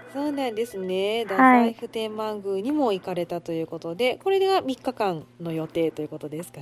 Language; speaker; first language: Japanese; native; Japanese